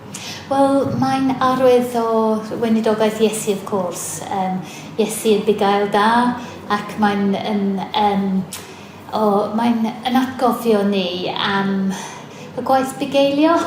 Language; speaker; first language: Welsh; non-native, fluent; English